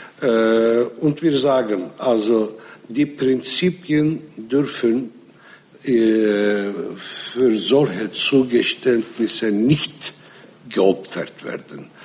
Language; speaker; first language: German; non-native, fluent; Arabic